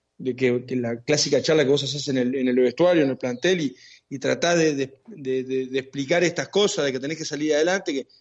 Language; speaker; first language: Spanish; native; Spanish